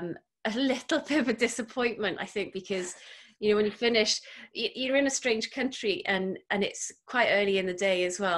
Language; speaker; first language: English; native; English